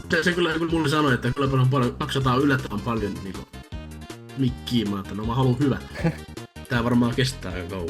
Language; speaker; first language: Finnish; native; Finnish